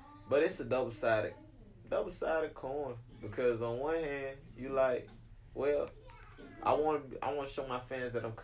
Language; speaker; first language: English; native; English